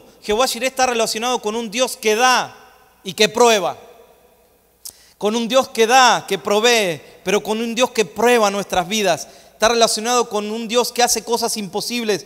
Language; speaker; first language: Spanish; native; Spanish